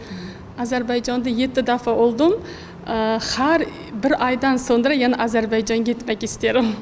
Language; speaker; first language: Turkish; non-native, learner; Uzbek